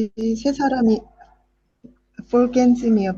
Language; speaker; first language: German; non-native, learner; Korean